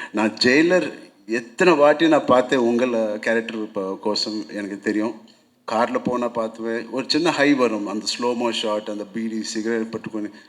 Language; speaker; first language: Tamil; non-native, local second language; Telugu